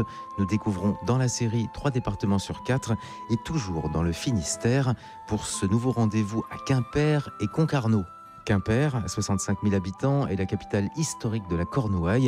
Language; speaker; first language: French; native; French